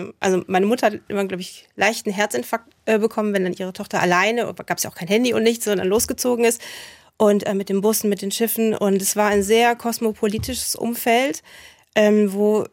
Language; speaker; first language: German; native; German